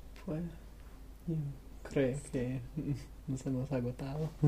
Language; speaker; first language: Spanish; non-native, learner; English